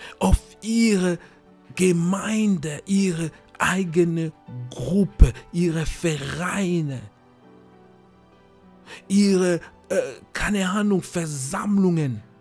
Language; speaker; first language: German; non-native, fluent; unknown